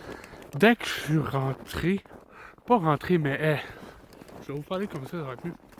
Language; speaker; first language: French; native; French